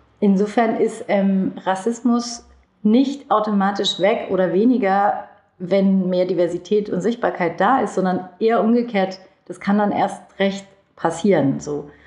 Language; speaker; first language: German; early bilingual, other home language; Turkish